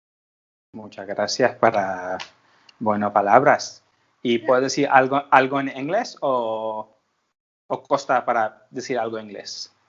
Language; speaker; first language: Spanish; non-native, learner; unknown